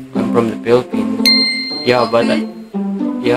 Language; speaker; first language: English; non-native, local second language; Filipino